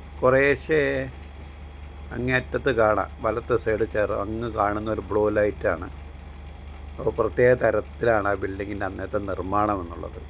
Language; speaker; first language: Malayalam; native; Malayalam